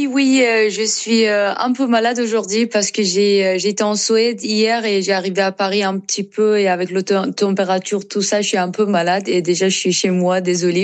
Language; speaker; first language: French; non-native, learner; Persian